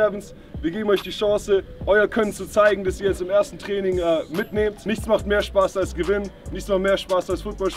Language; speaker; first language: German; native; German